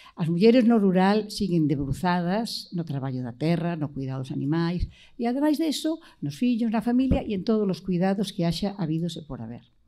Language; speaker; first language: Galician; native; Galician